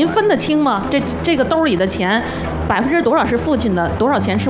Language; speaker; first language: Chinese; native; Chinese